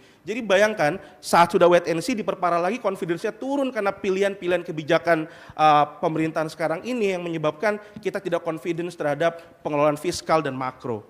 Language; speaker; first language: Indonesian; native; Indonesian